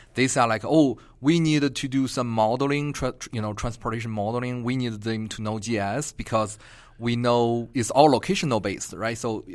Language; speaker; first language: English; non-native, fluent; Chinese